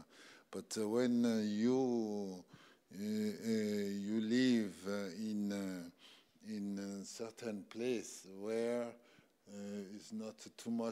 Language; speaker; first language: English; non-native, learner; French